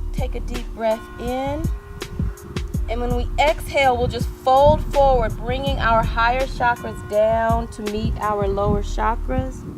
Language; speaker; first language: English; native; English